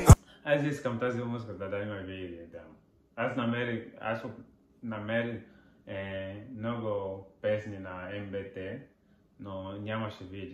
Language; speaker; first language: Bulgarian; non-native, learner; Portuguese